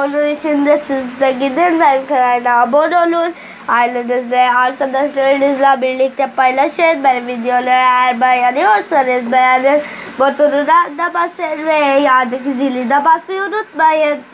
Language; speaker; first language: Turkish; non-native, learner; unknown